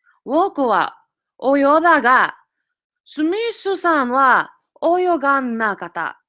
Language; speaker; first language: Japanese; non-native, fluent; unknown